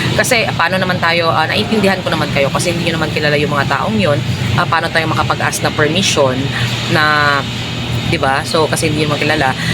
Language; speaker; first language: Filipino; non-native, local second language; Cebuano